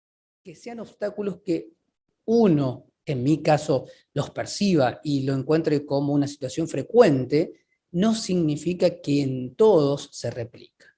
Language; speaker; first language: Spanish; native; Spanish